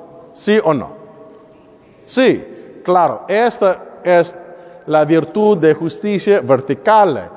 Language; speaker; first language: Spanish; non-native, learner; English